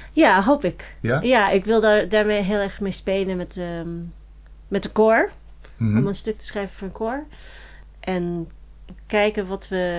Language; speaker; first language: Dutch; non-native, fluent; English